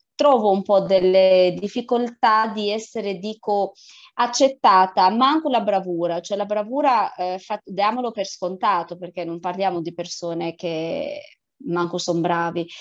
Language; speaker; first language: Italian; non-native, fluent; Albanian